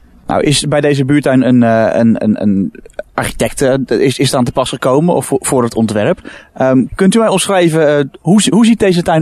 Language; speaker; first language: Dutch; native; Dutch